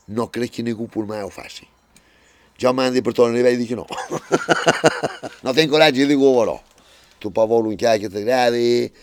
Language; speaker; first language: Catalan; native; Catalan